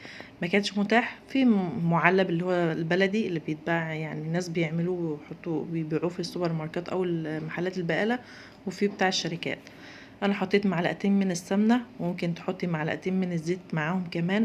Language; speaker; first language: Arabic; native; Arabic